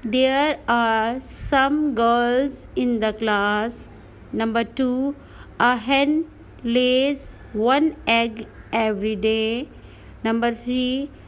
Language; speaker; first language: English; non-native, local second language; Urdu